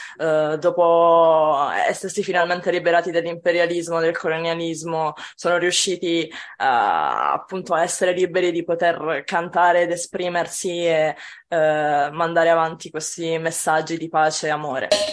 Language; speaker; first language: Italian; native; Italian